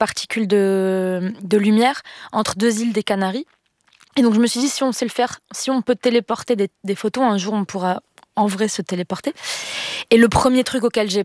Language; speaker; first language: French; non-native, local second language; Arabic